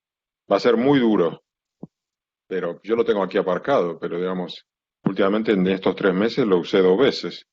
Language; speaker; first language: Spanish; native; Spanish